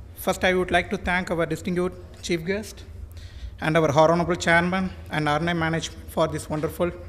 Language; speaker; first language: English; non-native, local second language; Tamil